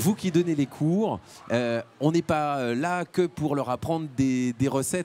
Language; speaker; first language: French; native; French